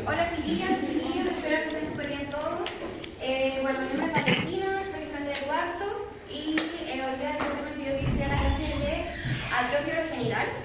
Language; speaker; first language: Spanish; native; Spanish